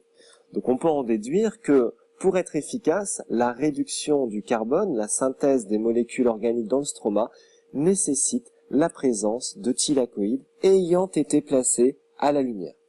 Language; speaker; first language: French; native; French